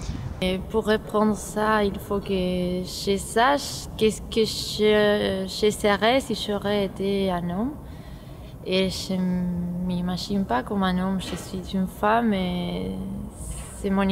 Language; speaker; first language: French; non-native, fluent; Spanish